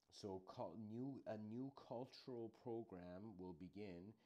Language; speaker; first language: English; native; English